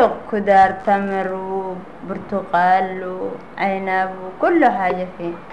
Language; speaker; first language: Arabic; non-native, learner; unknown